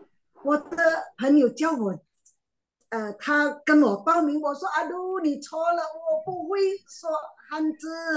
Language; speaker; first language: Chinese; non-native, learner; Min Nan Chinese